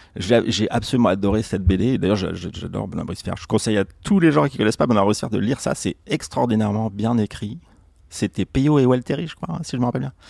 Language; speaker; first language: French; native; French